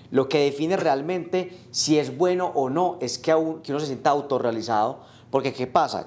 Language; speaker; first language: Spanish; native; Spanish